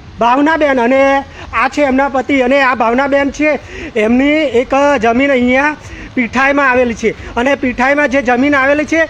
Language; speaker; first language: Gujarati; native; Gujarati